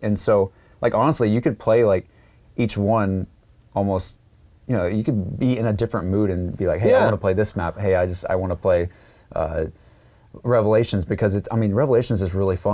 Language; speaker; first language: English; native; English